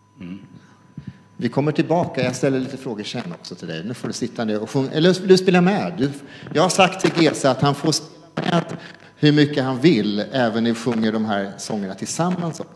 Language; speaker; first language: Swedish; native; Swedish